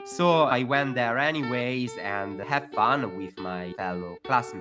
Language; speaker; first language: English; non-native, fluent; Italian